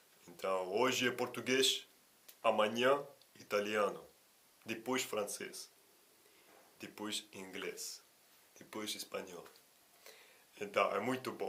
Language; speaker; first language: Portuguese; non-native, fluent; Russian